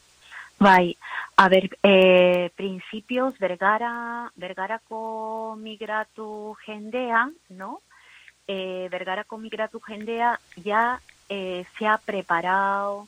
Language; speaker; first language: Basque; non-native, learner; Spanish